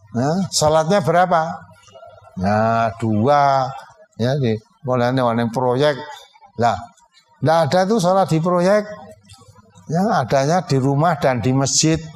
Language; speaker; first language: Indonesian; non-native, local second language; Javanese